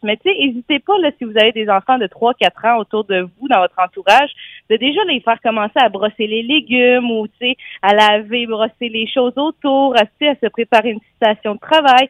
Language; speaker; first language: French; native; French